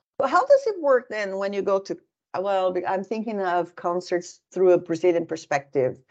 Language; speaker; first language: English; non-native, fluent; Portuguese